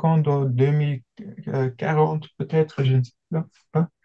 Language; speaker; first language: French; non-native, local second language; Dutch